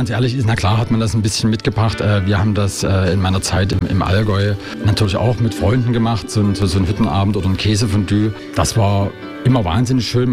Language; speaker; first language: German; native; German